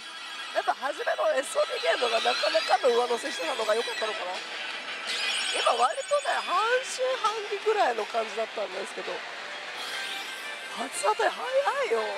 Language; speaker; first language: Japanese; native; Japanese